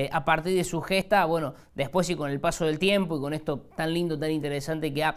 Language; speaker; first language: Spanish; native; Spanish